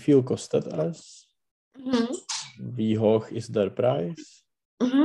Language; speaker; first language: German; non-native, learner; Czech